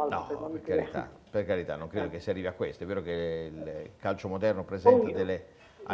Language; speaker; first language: Italian; native; Italian